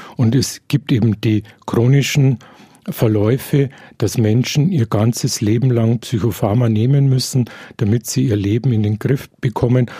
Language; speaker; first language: German; native; German